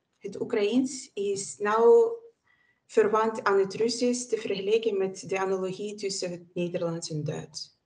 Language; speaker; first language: Dutch; non-native, fluent; Ukrainian